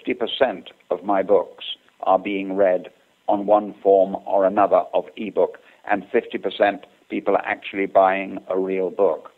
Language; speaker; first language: English; native; English